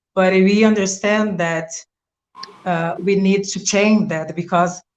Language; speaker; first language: English; non-native, fluent; Portuguese